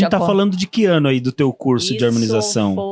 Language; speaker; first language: Portuguese; native; Portuguese